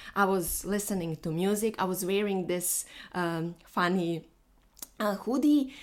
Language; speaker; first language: English; non-native, fluent; Bosnian